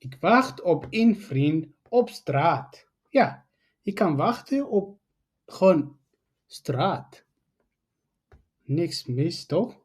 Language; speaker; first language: Dutch; non-native, fluent; Tigrinya